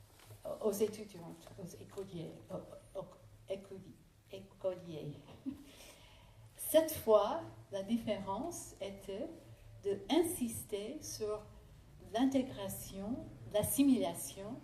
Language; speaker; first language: French; non-native, fluent; English